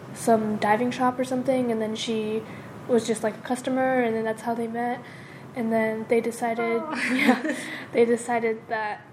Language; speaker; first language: English; early bilingual, other home language; Japanese